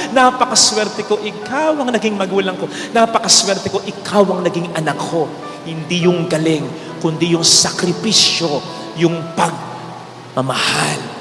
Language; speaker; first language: Filipino; native; Filipino